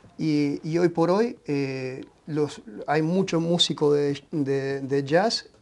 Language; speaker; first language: Spanish; native; Spanish